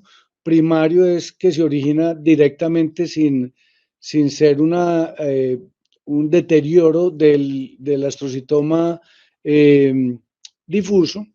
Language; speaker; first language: Spanish; native; Spanish